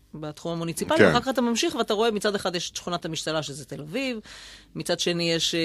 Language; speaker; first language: Hebrew; native; Hebrew